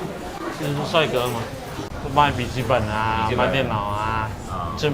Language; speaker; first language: Chinese; native; Chinese